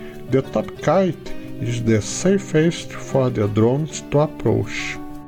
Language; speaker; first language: English; non-native, fluent; Portuguese